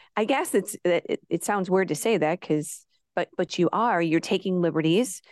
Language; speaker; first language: English; native; English